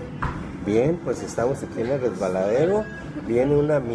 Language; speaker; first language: Spanish; native; Spanish